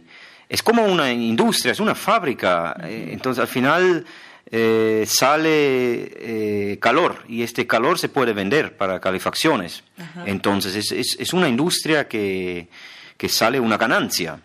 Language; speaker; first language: Spanish; non-native, fluent; German